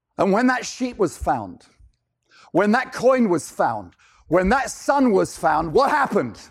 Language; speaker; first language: English; native; English